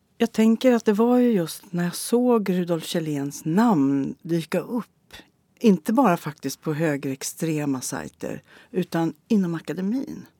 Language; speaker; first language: Swedish; native; Swedish